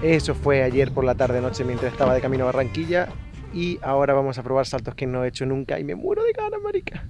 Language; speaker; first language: Spanish; native; Spanish